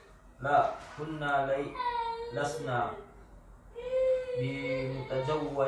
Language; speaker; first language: Arabic; non-native, learner; Indonesian